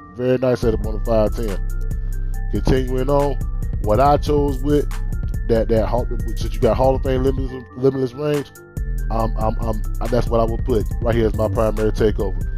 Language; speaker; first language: English; native; English